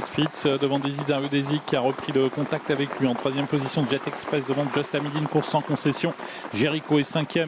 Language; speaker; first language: French; native; French